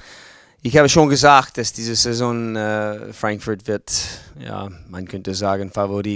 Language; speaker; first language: German; non-native, learner; English